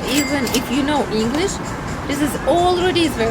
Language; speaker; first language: English; non-native, learner; Russian